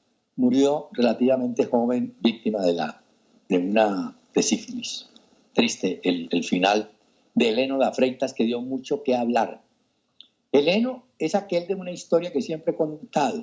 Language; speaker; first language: Spanish; native; Spanish